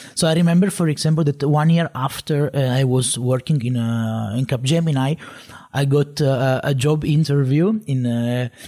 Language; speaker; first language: English; non-native, fluent; Italian